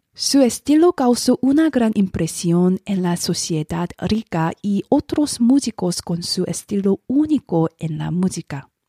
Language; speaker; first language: Spanish; non-native, learner; Korean